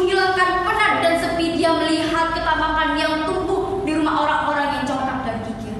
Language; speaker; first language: Indonesian; native; Indonesian